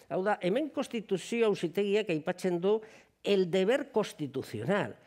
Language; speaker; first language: Spanish; non-native, local second language; Basque